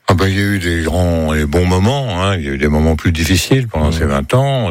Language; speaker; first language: French; native; French